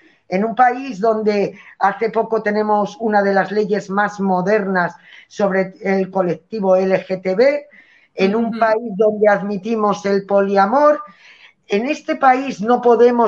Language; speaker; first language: Spanish; native; Spanish